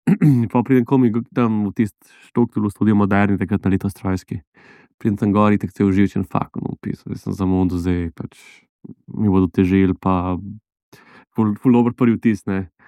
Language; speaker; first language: Slovenian; native; Slovenian